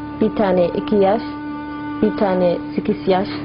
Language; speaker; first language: Turkish; non-native, learner; Somali